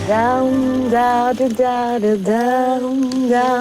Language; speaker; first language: English; non-native, learner; French